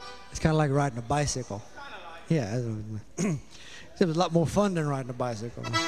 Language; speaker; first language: English; native; English